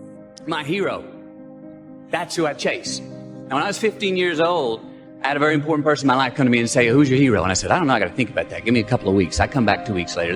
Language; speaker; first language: English; native; English